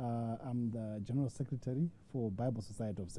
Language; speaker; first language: English; non-native, local second language; Shona